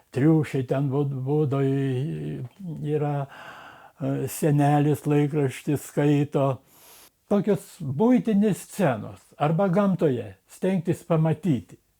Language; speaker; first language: Lithuanian; native; Lithuanian